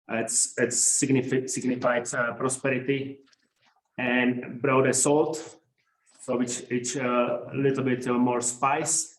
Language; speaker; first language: English; non-native, fluent; Czech